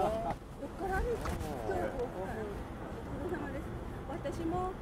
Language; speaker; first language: Japanese; native; Japanese